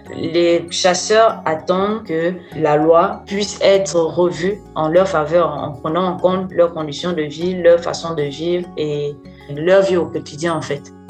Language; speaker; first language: French; non-native, local second language; Fang